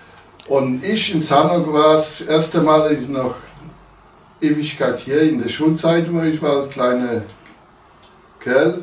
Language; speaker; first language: German; non-native, local second language; Polish